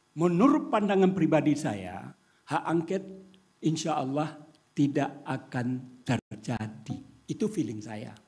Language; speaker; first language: Indonesian; non-native, local second language; Minangkabau